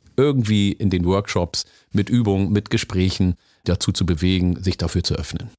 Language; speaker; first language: German; early bilingual, other home language; Oromo